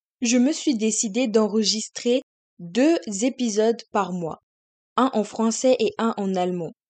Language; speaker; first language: French; native; French